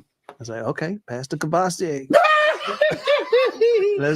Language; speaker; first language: English; native; English